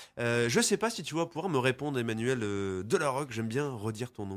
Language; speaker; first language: French; native; French